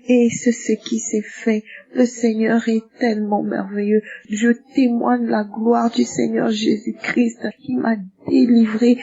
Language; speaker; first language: French; non-native, local second language; Lingala